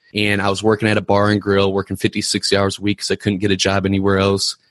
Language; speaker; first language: English; native; English